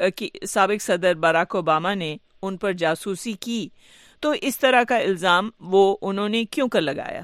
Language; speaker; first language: Urdu; native; Urdu